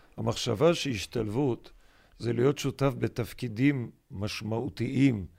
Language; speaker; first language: Hebrew; native; Hebrew